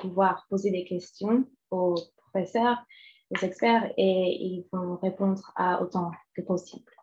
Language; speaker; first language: French; non-native, fluent; English